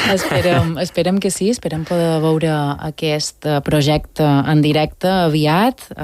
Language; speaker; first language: Catalan; native; Catalan